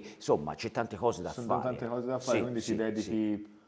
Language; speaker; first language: Italian; native; Italian